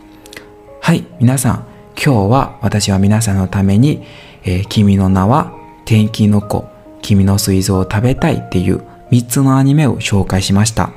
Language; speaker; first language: Japanese; non-native, learner; Burmese